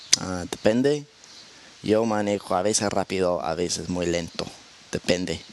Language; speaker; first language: Spanish; non-native, fluent; English